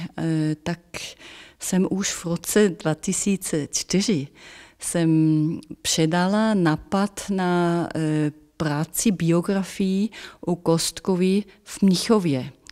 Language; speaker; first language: Czech; non-native, fluent; German